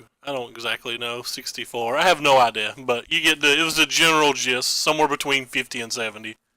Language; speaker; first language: English; native; English